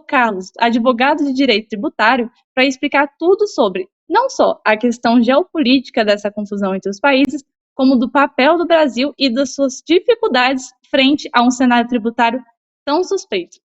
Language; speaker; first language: Portuguese; native; Portuguese